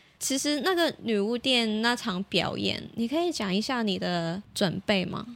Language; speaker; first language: Chinese; native; Chinese